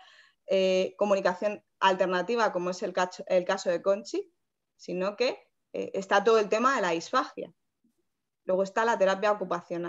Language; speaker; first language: Spanish; native; Spanish